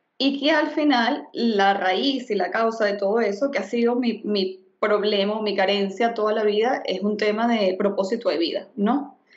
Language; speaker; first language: Spanish; native; Spanish